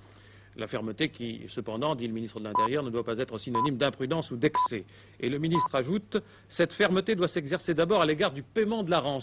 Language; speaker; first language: French; native; French